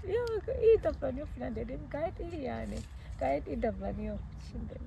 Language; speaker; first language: Turkish; non-native, fluent; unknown